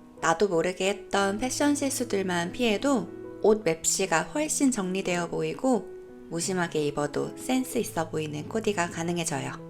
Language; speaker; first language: Korean; native; Korean